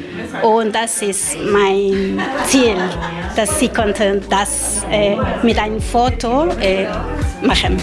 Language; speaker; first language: German; non-native, learner; Spanish